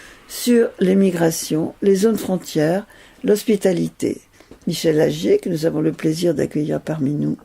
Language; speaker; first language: French; native; French